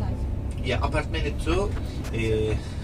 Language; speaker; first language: Indonesian; non-native, fluent; Turkish